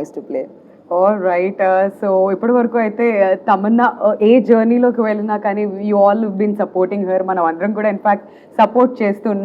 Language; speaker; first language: Telugu; native; Telugu